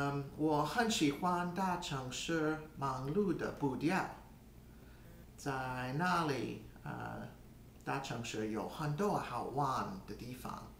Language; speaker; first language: Chinese; non-native, learner; English